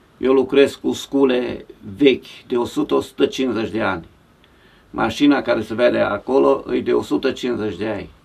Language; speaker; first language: Romanian; native; Romanian